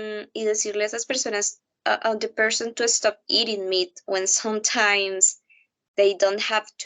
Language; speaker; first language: English; non-native, learner; Spanish